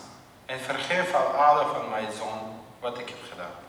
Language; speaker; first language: Dutch; non-native, learner; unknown